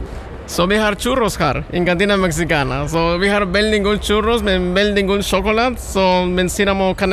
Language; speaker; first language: Norwegian; non-native, learner; Spanish